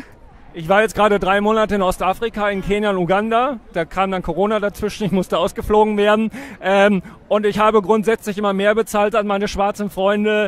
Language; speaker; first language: German; native; German